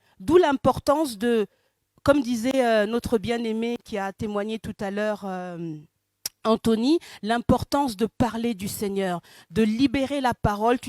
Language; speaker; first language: French; early bilingual, other home language; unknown